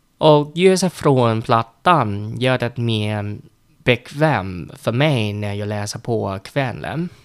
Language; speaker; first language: Swedish; non-native, learner; Vietnamese